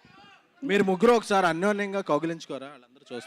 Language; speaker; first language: Telugu; native; Telugu